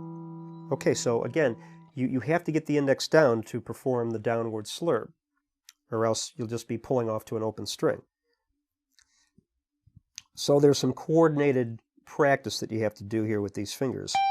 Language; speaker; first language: English; native; English